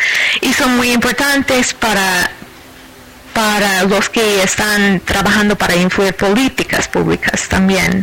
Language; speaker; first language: Spanish; non-native, fluent; English